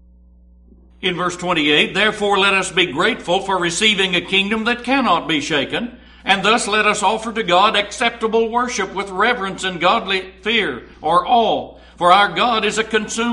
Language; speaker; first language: English; native; English